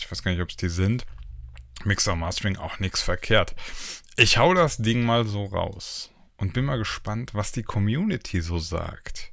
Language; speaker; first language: German; native; German